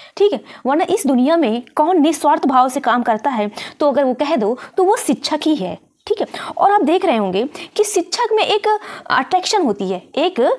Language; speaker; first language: Hindi; native; Hindi